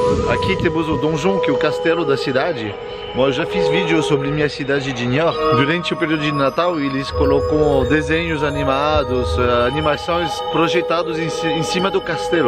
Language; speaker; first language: Portuguese; non-native, fluent; French